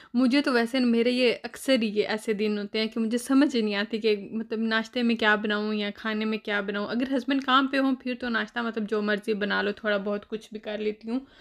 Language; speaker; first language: Urdu; native; Urdu